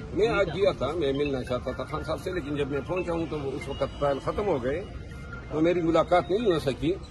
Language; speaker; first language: Urdu; non-native, local second language; Pashto